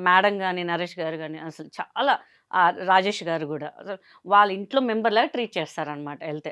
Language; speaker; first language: Telugu; non-native, local second language; Hindi